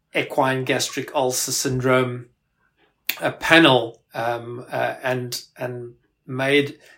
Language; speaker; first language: English; native; English